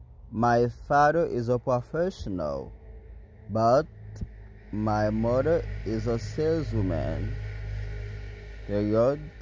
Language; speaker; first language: English; non-native, fluent; Haitian Creole